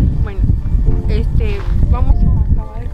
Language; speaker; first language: Spanish; native; Spanish